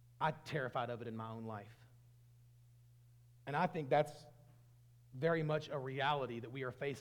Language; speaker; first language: English; native; English